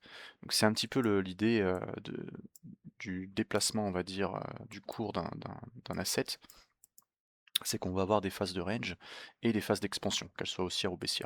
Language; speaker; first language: French; native; French